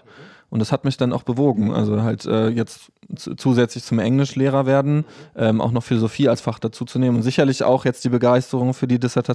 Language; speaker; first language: German; native; German